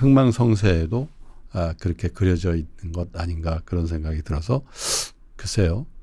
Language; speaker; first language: Korean; native; Korean